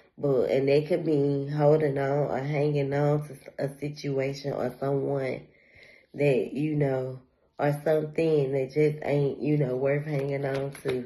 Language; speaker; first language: English; native; English